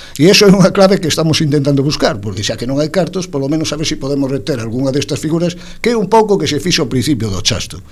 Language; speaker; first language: Galician; non-native, local second language; Spanish